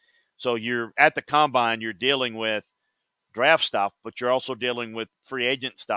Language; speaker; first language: English; native; English